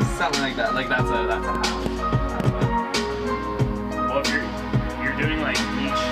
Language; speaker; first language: English; native; English